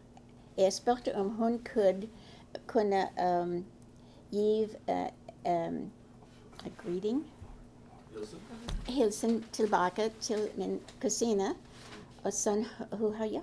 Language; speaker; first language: Norwegian; early bilingual, heritage; Norwegian